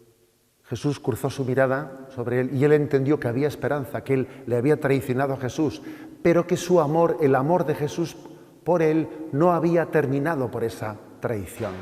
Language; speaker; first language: Spanish; native; Spanish